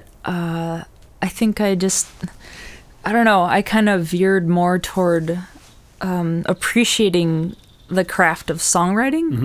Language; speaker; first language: English; native; English